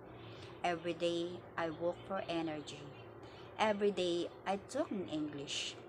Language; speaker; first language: English; non-native, learner; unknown